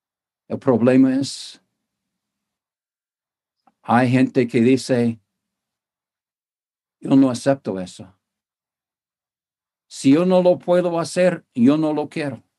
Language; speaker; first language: Spanish; non-native, fluent; English